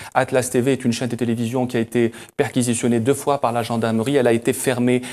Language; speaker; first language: French; non-native, local second language; Arabic